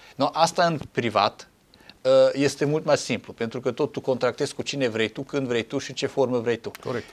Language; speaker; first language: Romanian; non-native, local second language; Hungarian